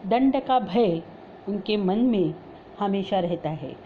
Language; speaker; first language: Hindi; non-native, local second language; Marathi